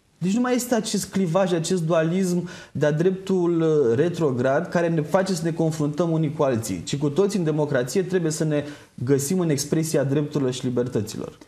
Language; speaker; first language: Romanian; native; Romanian